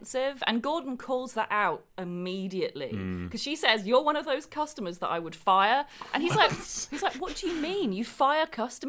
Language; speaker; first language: English; native; English